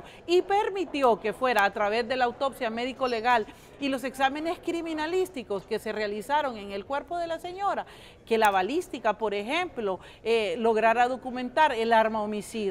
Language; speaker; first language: Spanish; native; Spanish